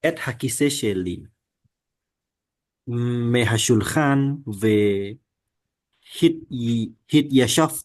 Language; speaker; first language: Hebrew; non-native, learner; Indonesian